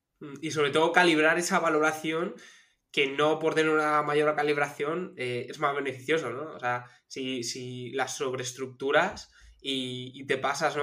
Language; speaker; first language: Spanish; native; Spanish